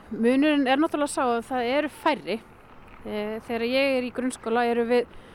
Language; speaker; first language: Icelandic; native; Icelandic